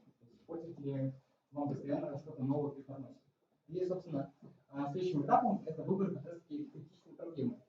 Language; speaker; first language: Russian; native; Russian